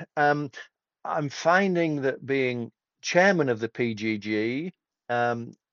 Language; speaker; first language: English; native; English